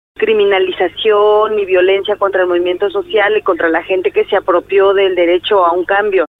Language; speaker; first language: Spanish; native; Spanish